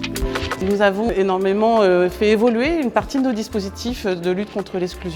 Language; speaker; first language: French; native; French